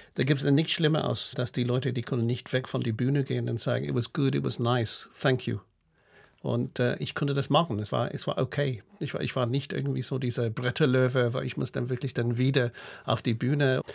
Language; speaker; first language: German; non-native, fluent; English